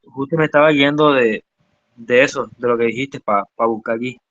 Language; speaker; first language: Spanish; native; Spanish